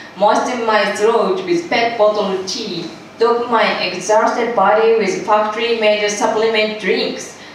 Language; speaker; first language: English; non-native, fluent; Japanese